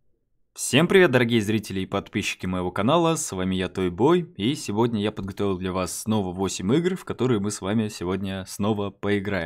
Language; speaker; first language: Russian; native; Russian